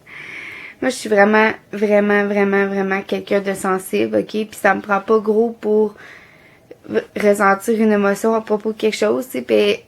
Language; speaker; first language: French; native; French